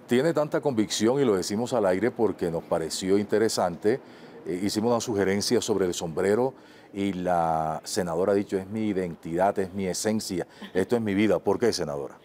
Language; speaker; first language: Spanish; native; Spanish